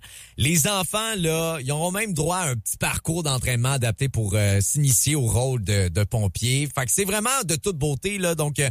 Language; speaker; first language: French; native; French